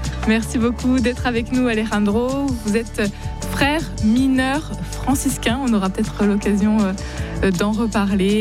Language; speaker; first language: French; native; French